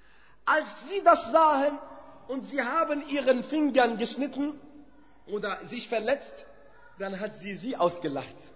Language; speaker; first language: German; non-native, fluent; Arabic